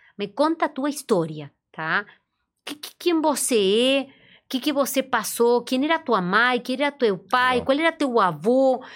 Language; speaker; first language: Portuguese; non-native, fluent; Spanish